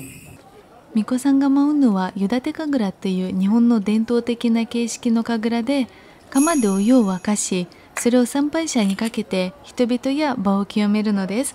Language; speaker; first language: Japanese; non-native, fluent; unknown